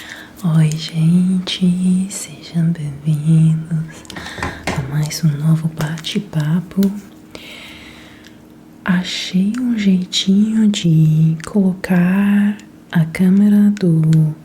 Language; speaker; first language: Portuguese; non-native, fluent; Italian